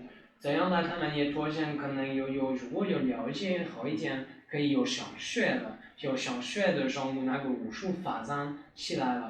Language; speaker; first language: Chinese; non-native, learner; French